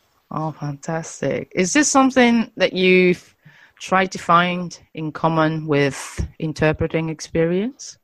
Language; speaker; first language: English; non-native, fluent; Japanese